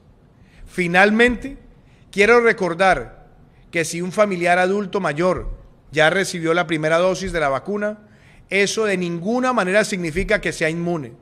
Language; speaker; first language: Spanish; native; Spanish